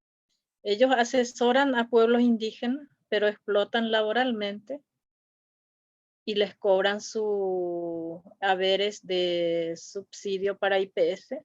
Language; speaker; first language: Spanish; non-native, local second language; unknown